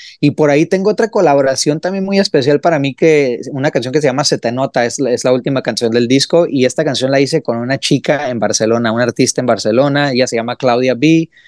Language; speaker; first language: Spanish; early bilingual, heritage; Spanish